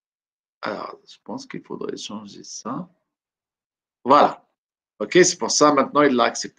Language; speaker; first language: French; non-native, local second language; Arabic